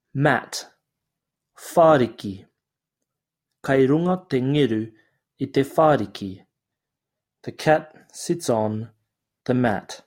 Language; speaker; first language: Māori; non-native, fluent; English